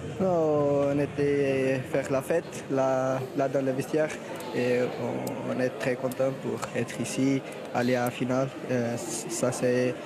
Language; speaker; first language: French; non-native, learner; Portuguese